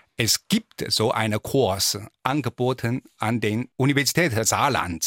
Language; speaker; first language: German; non-native, fluent; Chinese